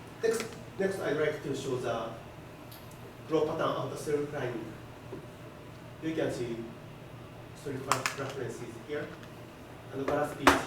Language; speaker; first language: English; non-native, fluent; Japanese